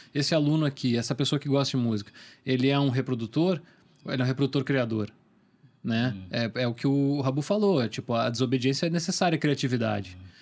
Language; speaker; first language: Portuguese; native; Portuguese